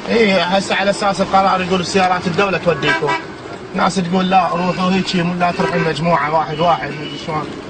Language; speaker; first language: Arabic; native; Arabic